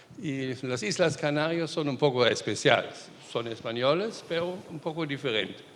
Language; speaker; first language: Spanish; non-native, fluent; German